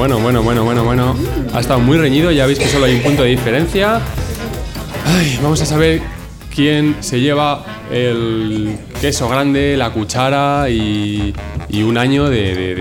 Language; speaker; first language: Spanish; native; Spanish